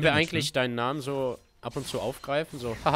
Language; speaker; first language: German; native; German